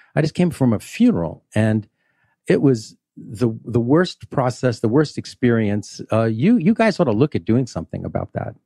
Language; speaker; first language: English; native; English